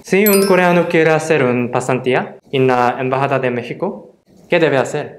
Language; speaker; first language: Spanish; non-native, fluent; Korean